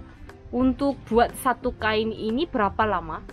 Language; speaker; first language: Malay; non-native, fluent; Korean